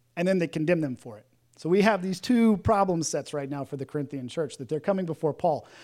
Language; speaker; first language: English; native; English